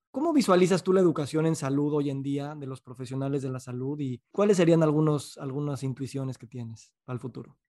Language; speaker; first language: Spanish; native; Spanish